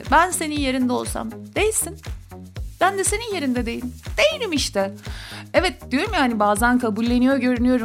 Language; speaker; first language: Turkish; native; Turkish